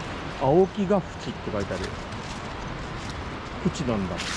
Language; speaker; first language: Japanese; native; Japanese